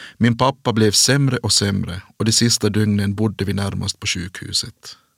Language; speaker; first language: Swedish; native; Swedish